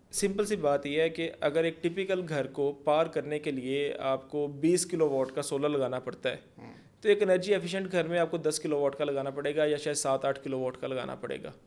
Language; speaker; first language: Urdu; non-native, local second language; Punjabi